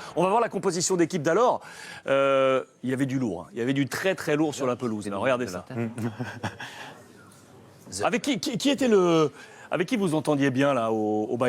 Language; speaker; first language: French; native; French